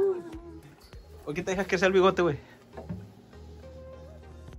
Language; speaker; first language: Spanish; native; Spanish